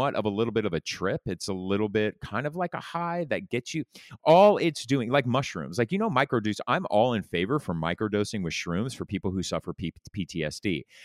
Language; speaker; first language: English; native; English